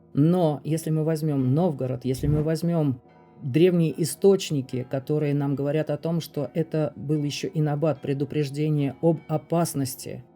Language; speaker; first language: Russian; native; Russian